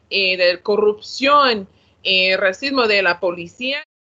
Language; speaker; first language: Spanish; non-native, learner; English